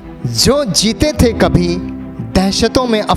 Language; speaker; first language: Hindi; native; Hindi